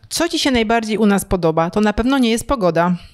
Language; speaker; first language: Polish; native; Polish